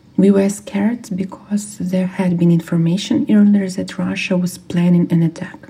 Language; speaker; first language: English; non-native, fluent; Ukrainian